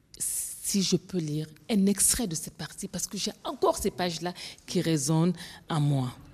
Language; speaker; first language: French; non-native, local second language; Bambara